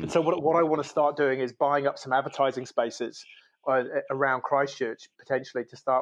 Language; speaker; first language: English; native; English